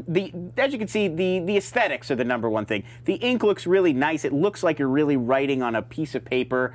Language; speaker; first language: English; native; English